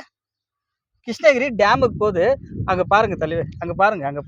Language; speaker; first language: Tamil; native; Tamil